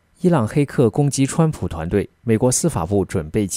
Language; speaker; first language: Chinese; native; Chinese